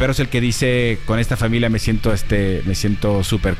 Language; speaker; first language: Spanish; native; Spanish